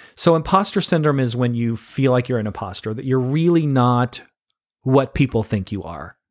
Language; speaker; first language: English; native; English